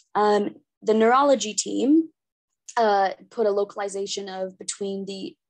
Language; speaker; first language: English; native; English